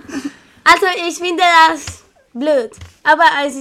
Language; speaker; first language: German; non-native, fluent; Spanish